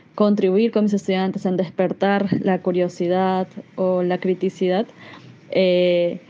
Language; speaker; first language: Spanish; native; Spanish